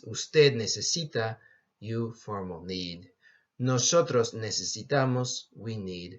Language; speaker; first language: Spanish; non-native, fluent; English